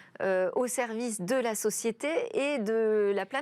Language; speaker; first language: French; native; French